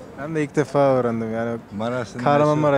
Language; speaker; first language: Turkish; native; Turkish